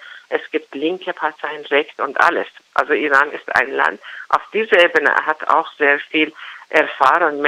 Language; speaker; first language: German; non-native, fluent; Persian